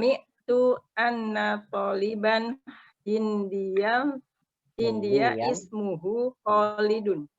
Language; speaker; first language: Arabic; non-native, learner; Indonesian